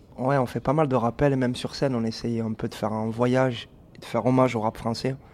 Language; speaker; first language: French; native; French